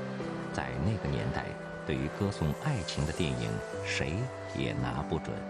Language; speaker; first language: Chinese; native; Chinese